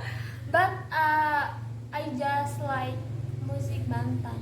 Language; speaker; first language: English; non-native, learner; Indonesian